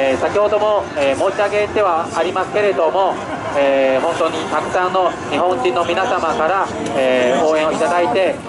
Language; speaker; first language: Japanese; non-native, fluent; Chinese